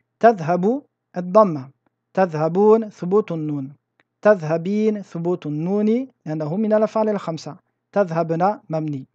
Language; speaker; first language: Arabic; non-native, fluent; French